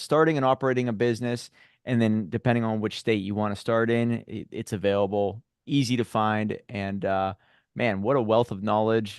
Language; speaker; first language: English; native; English